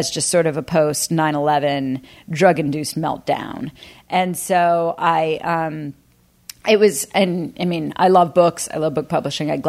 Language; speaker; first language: English; native; English